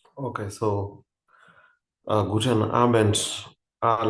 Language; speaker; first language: German; non-native, fluent; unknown